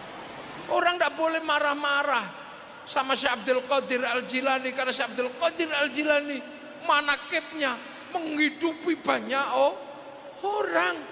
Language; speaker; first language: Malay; non-native, local second language; Javanese